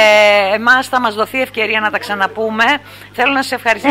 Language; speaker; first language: Greek; native; Greek